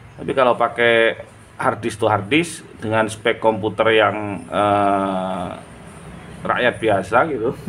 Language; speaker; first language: Indonesian; non-native, local second language; Madurese